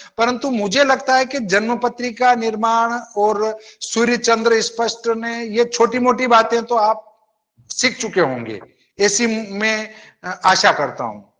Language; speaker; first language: Hindi; native; Hindi